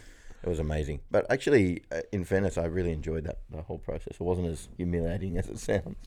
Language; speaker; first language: English; native; English